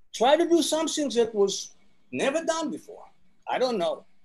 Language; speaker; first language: English; non-native, fluent; Hebrew